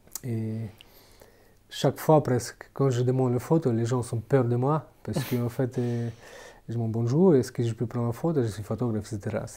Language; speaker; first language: French; non-native, fluent; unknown